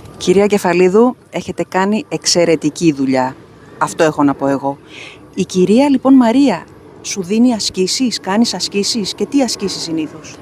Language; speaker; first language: Greek; native; Greek